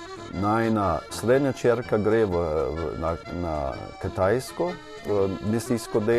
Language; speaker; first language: Slovenian; non-native, learner; English